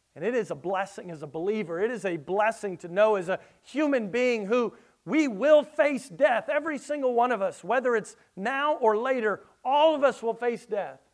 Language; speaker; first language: English; native; English